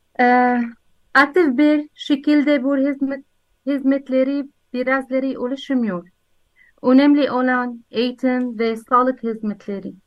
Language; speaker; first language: Turkish; non-native, learner; Arabic